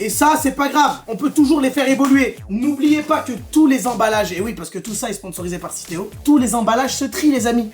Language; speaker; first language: French; native; French